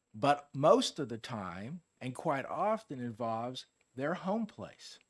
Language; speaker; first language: English; native; English